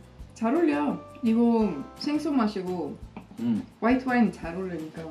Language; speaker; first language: Korean; non-native, fluent; Swedish